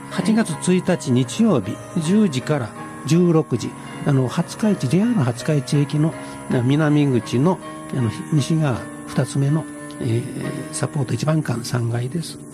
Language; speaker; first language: Japanese; native; Japanese